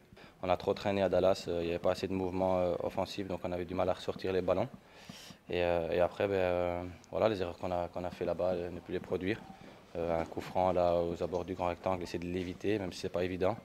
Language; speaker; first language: French; native; French